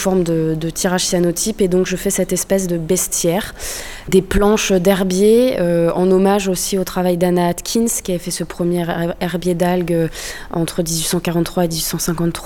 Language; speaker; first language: French; native; French